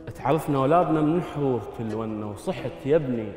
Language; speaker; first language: Arabic; native; Arabic